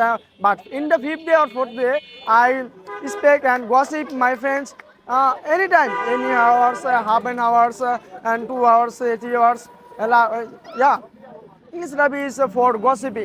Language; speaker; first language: English; non-native, learner; Bangla